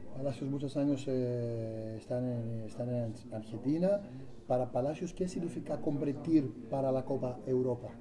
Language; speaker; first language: Spanish; non-native, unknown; Greek